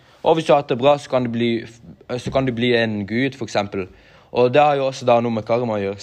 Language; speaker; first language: Norwegian; native; Norwegian